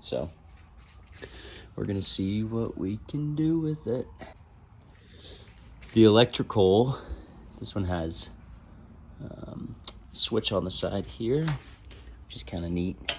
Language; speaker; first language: English; native; English